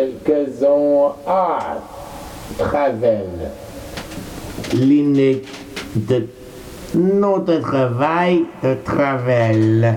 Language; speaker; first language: French; non-native, learner; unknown